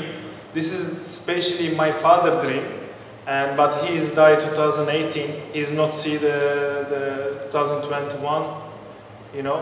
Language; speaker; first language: English; non-native, learner; Turkish